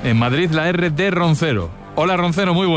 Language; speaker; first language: Spanish; native; Spanish